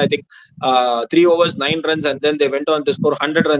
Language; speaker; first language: English; non-native, local second language; Tamil